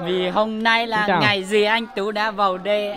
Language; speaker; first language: Vietnamese; non-native, local second language; Hmong